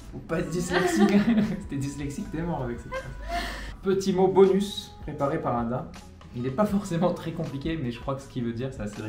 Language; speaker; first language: French; native; French